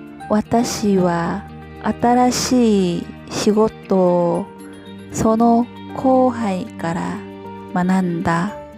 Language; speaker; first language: Japanese; non-native, learner; Korean